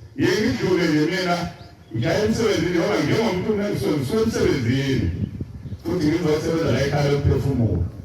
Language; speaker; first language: Zulu; native; Zulu